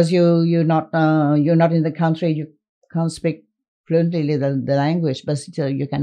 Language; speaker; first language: English; non-native, fluent; Vietnamese